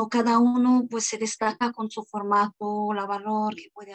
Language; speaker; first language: Spanish; non-native, fluent; French